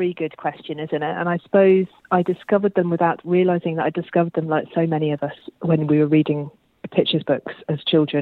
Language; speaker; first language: English; native; English